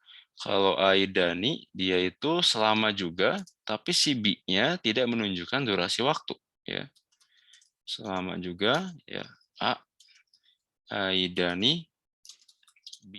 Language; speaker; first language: Indonesian; native; Indonesian